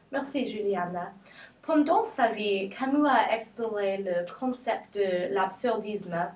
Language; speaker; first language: French; non-native, learner; English